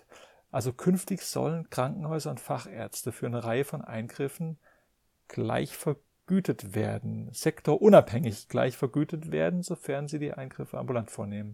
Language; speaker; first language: German; native; German